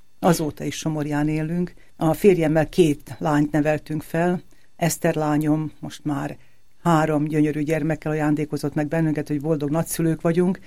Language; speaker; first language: Hungarian; native; Hungarian